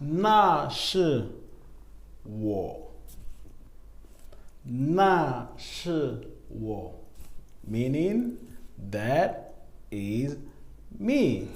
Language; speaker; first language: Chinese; non-native, learner; English